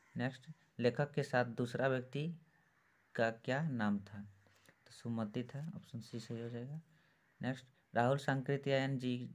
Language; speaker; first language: Hindi; native; Hindi